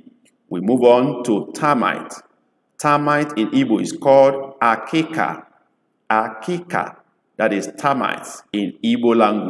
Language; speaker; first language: English; non-native, local second language; Igbo